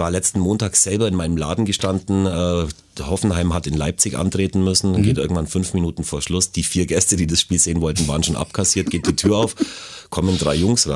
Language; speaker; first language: German; native; German